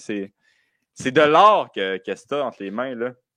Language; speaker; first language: French; native; French